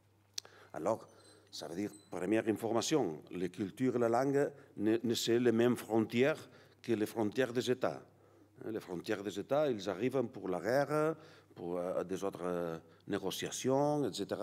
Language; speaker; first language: French; non-native, learner; Catalan